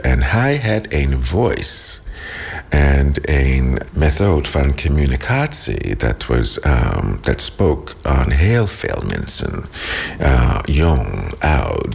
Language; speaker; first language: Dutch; non-native, learner; English